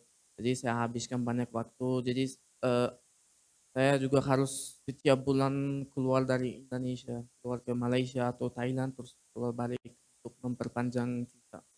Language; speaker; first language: Indonesian; non-native, fluent; Uzbek